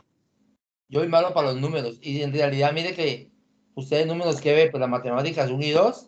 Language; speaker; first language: Spanish; native; Spanish